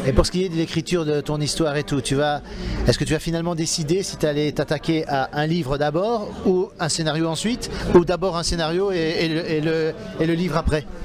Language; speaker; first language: French; native; French